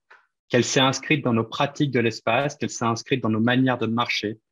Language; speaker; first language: French; native; French